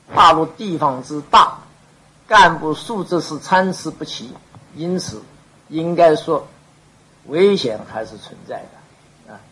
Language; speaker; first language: Chinese; native; Chinese